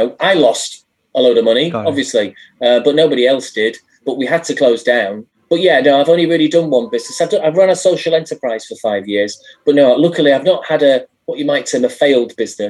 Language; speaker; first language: English; native; English